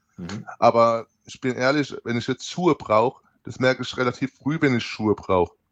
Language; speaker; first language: German; native; German